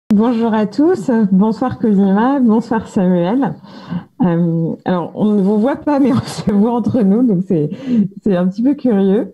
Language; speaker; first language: French; native; French